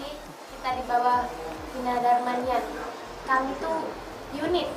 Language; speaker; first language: Indonesian; native; Indonesian